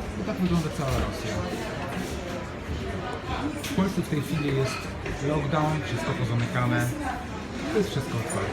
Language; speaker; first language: Polish; non-native, fluent; Russian